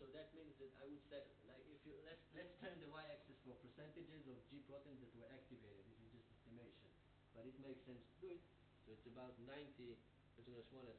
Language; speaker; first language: English; non-native, fluent; Hebrew